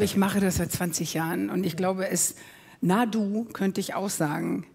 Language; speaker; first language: German; native; German